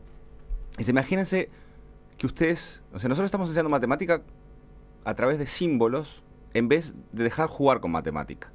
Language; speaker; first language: Spanish; native; Spanish